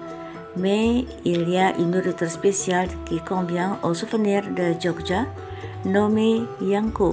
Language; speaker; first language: French; non-native, fluent; Indonesian